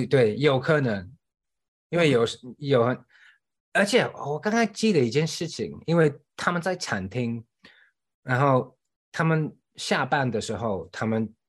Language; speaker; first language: Chinese; non-native, fluent; English